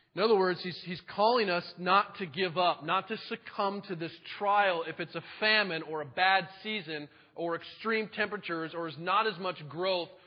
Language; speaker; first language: English; native; English